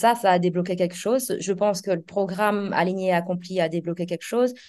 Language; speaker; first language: French; native; French